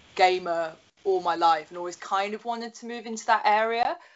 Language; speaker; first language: English; native; English